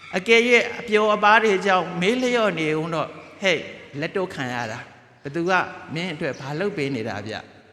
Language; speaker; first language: Burmese; native; Burmese